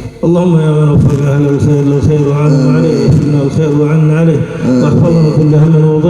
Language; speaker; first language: Arabic; native; Arabic